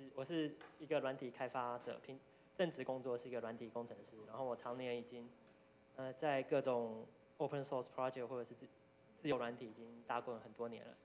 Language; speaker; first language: Chinese; native; Chinese